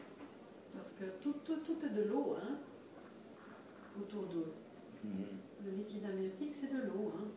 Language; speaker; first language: French; native; French